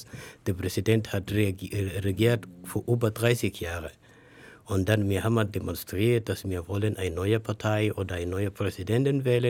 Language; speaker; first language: German; non-native, learner; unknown